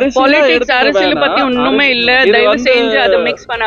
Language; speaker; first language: Tamil; non-native, fluent; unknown